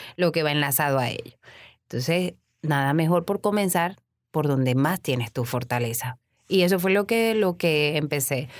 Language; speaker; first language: Spanish; native; Spanish